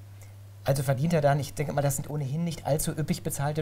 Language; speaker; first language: German; native; German